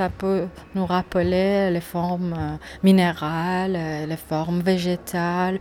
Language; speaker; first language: French; non-native, fluent; Persian